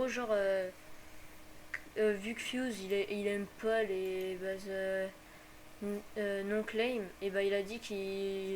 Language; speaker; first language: French; native; French